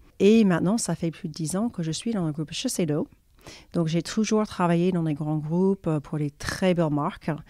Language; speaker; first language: French; non-native, fluent; English